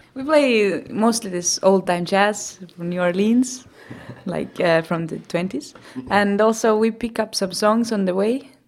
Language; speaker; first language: English; non-native, fluent; Estonian